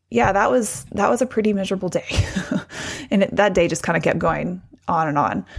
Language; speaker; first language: English; native; English